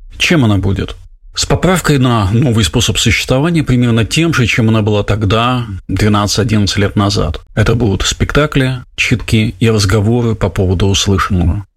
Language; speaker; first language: Russian; native; Russian